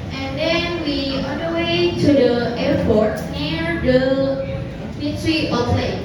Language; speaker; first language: English; non-native, learner; Indonesian